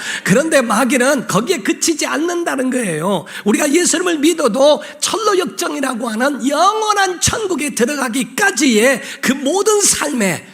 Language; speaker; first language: Korean; native; Korean